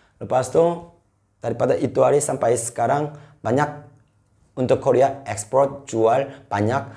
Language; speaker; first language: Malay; non-native, fluent; Korean